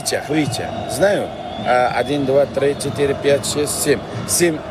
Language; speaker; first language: Russian; non-native, local second language; Uzbek